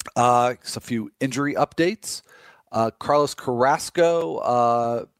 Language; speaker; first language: English; native; English